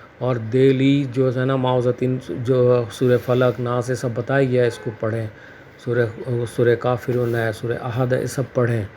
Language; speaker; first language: Urdu; native; Urdu